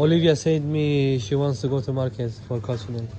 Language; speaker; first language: English; non-native, learner; Turkish